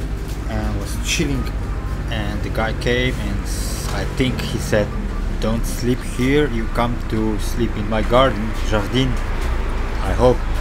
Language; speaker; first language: English; non-native, fluent; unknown